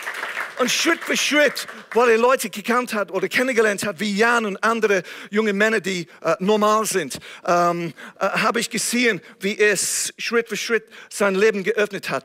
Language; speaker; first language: German; non-native, fluent; English